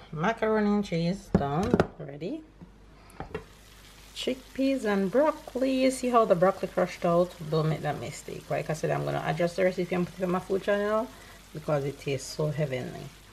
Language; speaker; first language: English; native; English